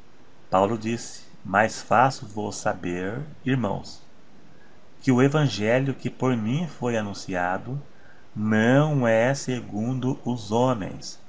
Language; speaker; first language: Portuguese; native; Portuguese